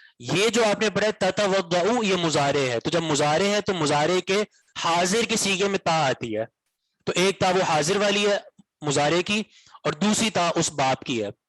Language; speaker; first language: Urdu; native; Urdu